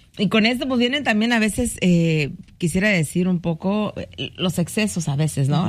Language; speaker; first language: Spanish; native; Spanish